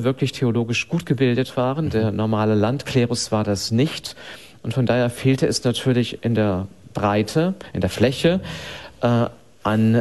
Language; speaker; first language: German; native; German